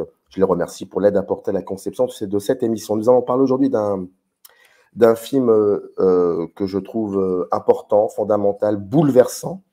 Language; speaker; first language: French; native; French